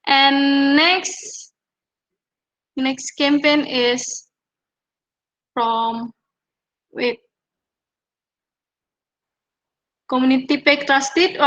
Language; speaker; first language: English; non-native, learner; Indonesian